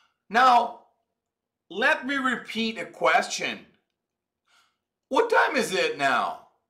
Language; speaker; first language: English; non-native, fluent; Portuguese